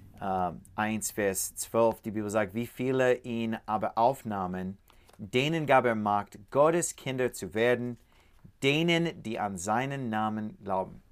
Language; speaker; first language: German; non-native, learner; English